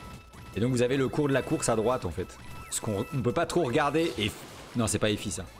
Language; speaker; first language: French; native; French